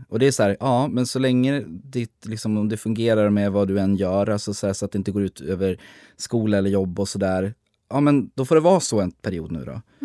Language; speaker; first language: Swedish; native; Swedish